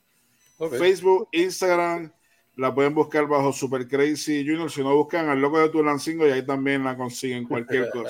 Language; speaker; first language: Spanish; native; Spanish